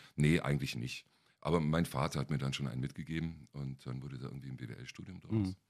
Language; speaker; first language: German; native; German